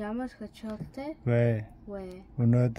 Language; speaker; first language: Mongolian; non-native, learner; Korean